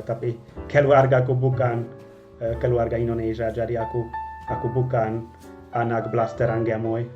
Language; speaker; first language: Indonesian; non-native, fluent; Hungarian